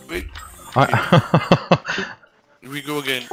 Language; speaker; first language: English; non-native, learner; Turkish